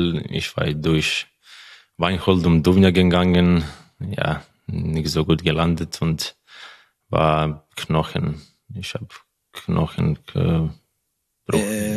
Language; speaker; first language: German; non-native, learner; Croatian